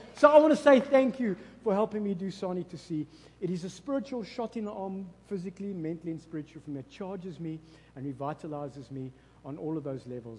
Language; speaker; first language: English; non-native, local second language; Afrikaans